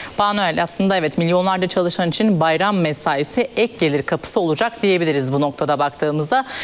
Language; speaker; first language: Turkish; native; Turkish